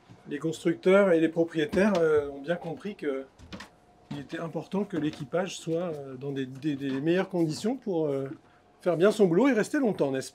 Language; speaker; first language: French; native; French